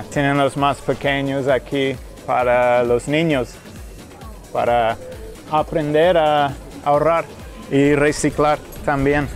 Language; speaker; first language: Spanish; non-native, fluent; English